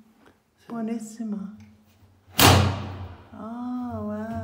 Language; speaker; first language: Italian; non-native, learner; English